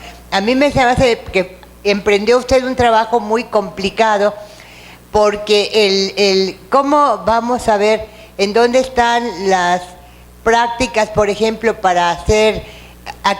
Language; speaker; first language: Spanish; native; Spanish